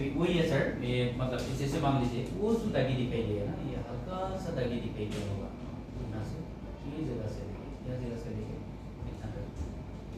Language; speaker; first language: Hindi; non-native, local second language; Assamese